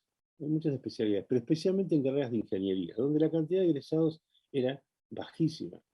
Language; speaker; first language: Spanish; native; Spanish